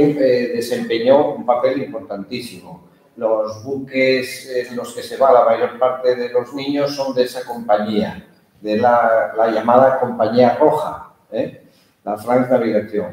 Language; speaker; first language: Spanish; early bilingual, heritage; Spanish